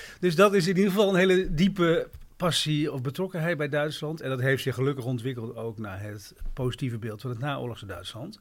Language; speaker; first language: Dutch; native; Dutch